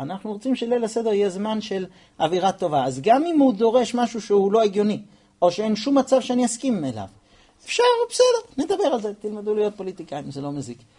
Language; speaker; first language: Hebrew; non-native, fluent; English